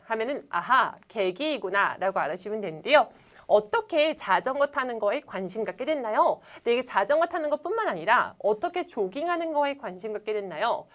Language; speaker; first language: Korean; native; Korean